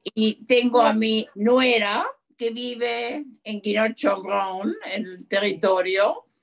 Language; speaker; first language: Spanish; native; Spanish